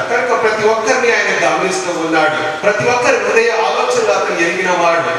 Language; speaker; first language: Telugu; non-native, local second language; Lambadi